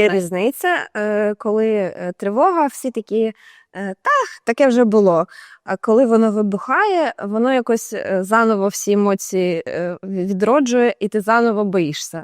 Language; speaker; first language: Ukrainian; native; Ukrainian